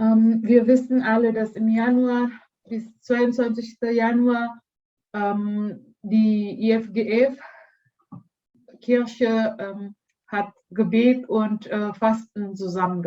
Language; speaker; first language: German; non-native, learner; Indonesian